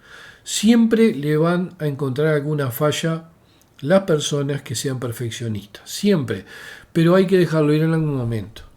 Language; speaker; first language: Spanish; native; Spanish